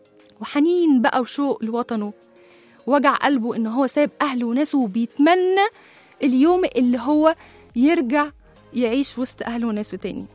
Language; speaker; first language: Arabic; native; Arabic